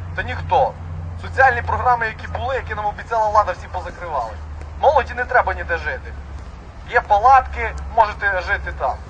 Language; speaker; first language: Ukrainian; native; Ukrainian